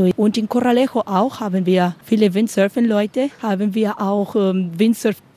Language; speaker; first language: German; non-native, learner; Spanish